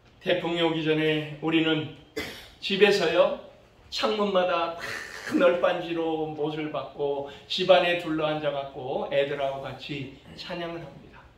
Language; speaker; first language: Korean; early bilingual, other home language; English